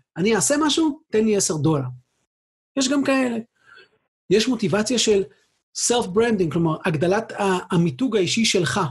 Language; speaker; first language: Hebrew; native; Hebrew